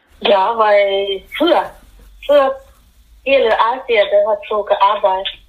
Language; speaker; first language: German; non-native, learner; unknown